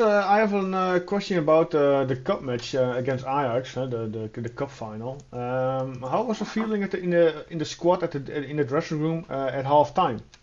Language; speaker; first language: English; non-native, fluent; Dutch